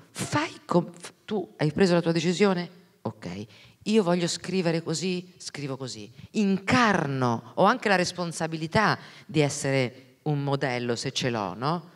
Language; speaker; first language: Italian; native; Italian